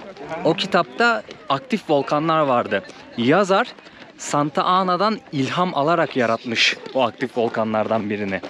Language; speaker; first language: Turkish; native; Turkish